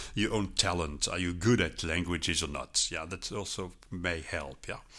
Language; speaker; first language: English; non-native, fluent; French